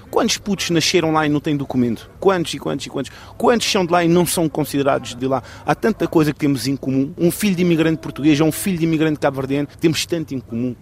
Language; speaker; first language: Portuguese; early bilingual, heritage; Portuguese